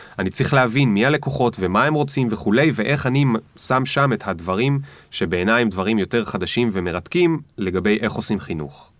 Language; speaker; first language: Hebrew; native; Hebrew